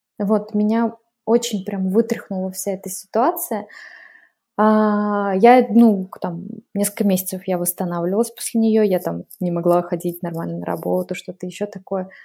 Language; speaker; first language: Russian; native; Russian